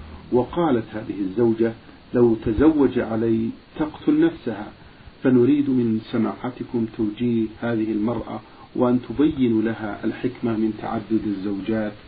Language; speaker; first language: Arabic; native; Arabic